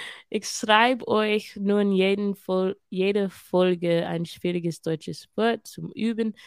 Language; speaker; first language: German; non-native, learner; English